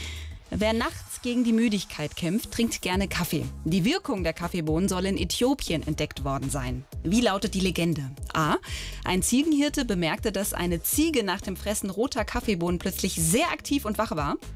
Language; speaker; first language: German; native; German